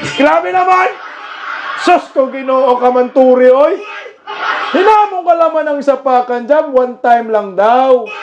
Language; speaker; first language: Filipino; non-native, local second language; Cebuano